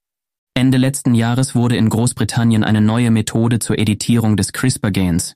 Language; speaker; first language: German; native; German